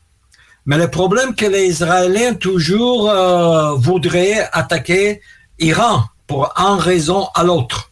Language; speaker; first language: French; non-native, learner; Russian